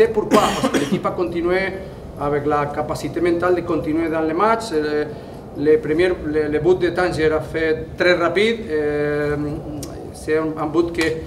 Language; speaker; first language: French; non-native, fluent; Spanish